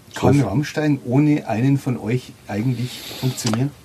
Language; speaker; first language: German; native; German